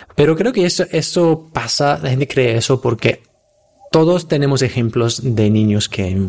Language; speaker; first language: Spanish; non-native, fluent; English